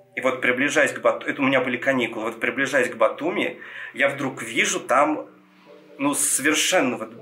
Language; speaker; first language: Russian; non-native, local second language; Georgian